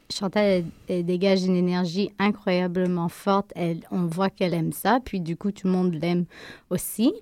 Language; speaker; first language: French; native; French